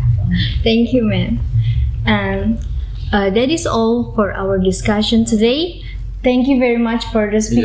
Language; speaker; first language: English; non-native, learner; Indonesian